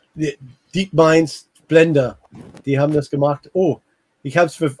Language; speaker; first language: German; non-native, fluent; English